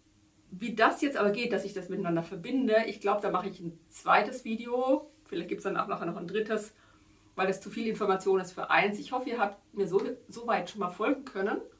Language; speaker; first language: German; native; German